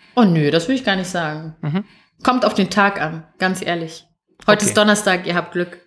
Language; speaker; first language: German; early bilingual, other home language; Kinyarwanda